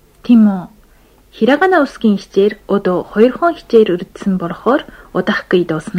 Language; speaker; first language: Mongolian; non-native, fluent; Japanese